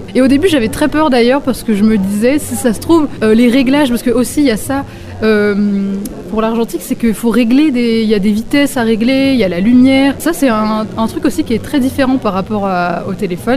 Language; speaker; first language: French; native; French